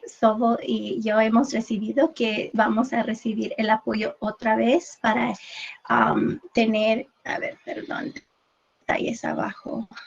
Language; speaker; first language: Spanish; early bilingual, heritage; English